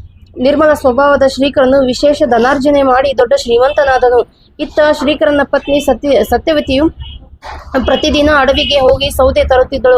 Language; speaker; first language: Kannada; native; Kannada